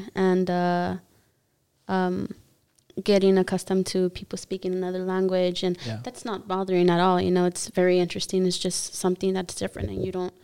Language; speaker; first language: English; early bilingual, other home language; Spanish